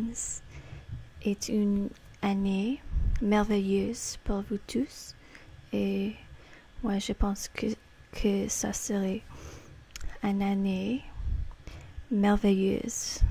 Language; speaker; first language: French; non-native, fluent; English